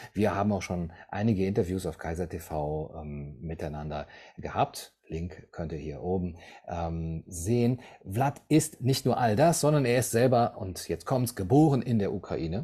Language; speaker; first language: German; native; German